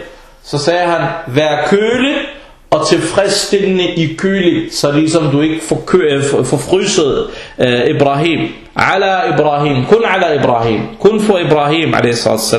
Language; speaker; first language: Danish; early bilingual, other home language; Arabic